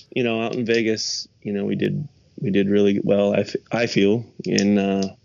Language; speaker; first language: English; native; English